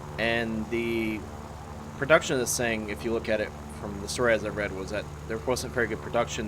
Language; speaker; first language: English; native; English